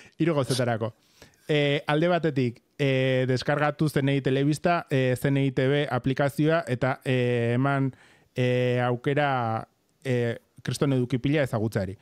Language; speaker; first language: Basque; non-native, local second language; Spanish